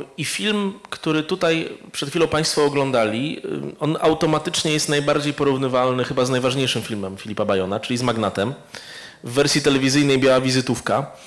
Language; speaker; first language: Polish; native; Polish